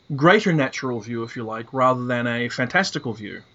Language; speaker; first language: English; native; English